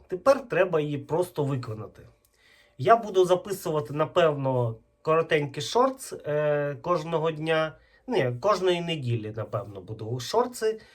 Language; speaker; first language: Ukrainian; non-native, local second language; Russian